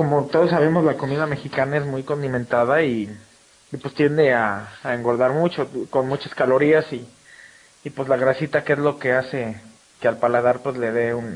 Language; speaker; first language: Spanish; native; Spanish